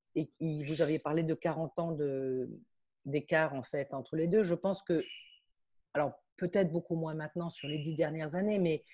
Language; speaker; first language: French; early bilingual, heritage; Spanish